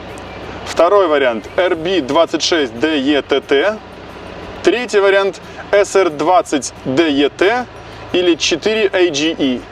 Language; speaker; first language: Russian; native; Russian